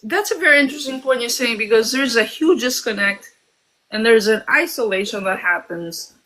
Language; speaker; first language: English; early bilingual, other home language; Albanian